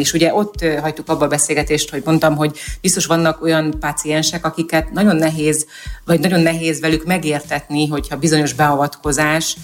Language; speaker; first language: Hungarian; native; Hungarian